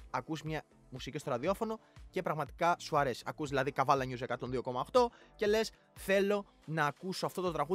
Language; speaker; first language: Greek; native; Greek